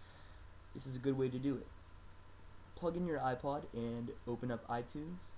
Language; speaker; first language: English; native; English